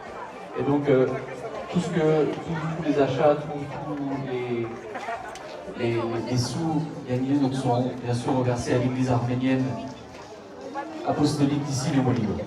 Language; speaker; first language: French; native; French